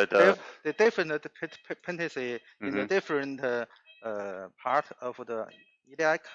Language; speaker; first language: English; non-native, learner; Chinese